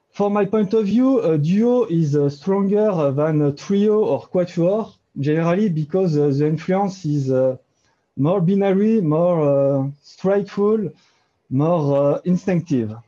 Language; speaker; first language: English; non-native, learner; French